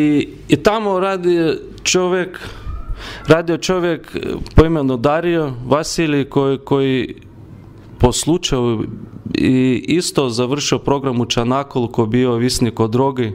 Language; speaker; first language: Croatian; non-native, learner; Lithuanian